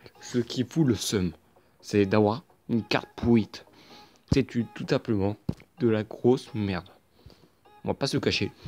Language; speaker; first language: French; native; French